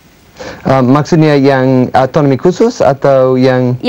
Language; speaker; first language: Indonesian; non-native, fluent; English